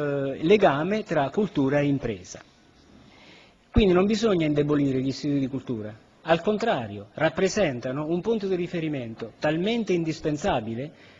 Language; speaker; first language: Italian; native; Italian